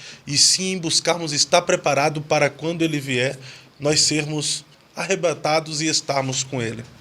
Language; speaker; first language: Portuguese; native; Portuguese